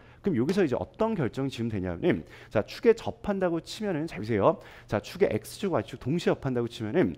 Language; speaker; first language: Korean; native; Korean